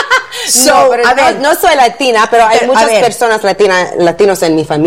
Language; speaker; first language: Spanish; non-native, learner; English